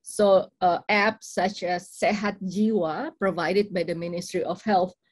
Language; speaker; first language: English; non-native, fluent; Indonesian